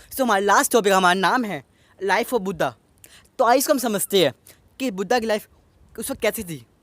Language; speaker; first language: Hindi; native; Hindi